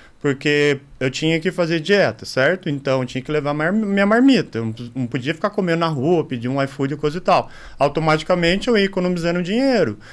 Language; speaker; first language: Portuguese; native; Portuguese